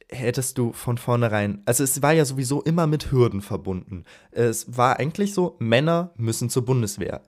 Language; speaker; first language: German; native; German